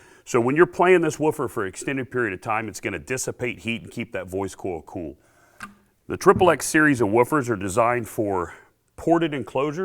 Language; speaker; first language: English; native; English